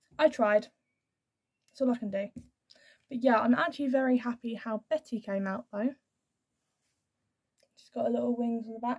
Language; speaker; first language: English; native; English